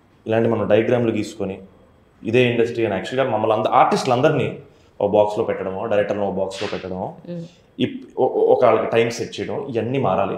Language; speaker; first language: Telugu; native; Telugu